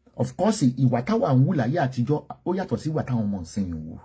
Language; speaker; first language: English; non-native, local second language; Yoruba